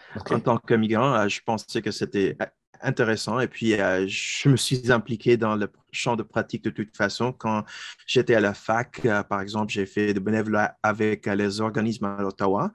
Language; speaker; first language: French; non-native, local second language; English